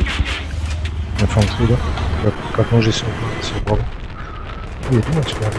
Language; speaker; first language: French; native; French